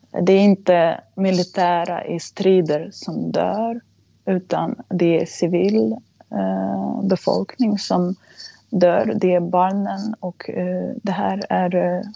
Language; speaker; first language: Swedish; non-native, fluent; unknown